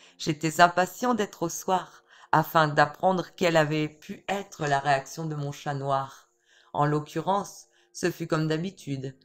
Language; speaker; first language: French; native; French